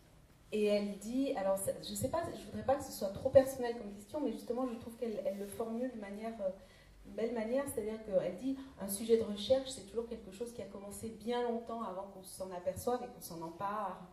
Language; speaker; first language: French; native; French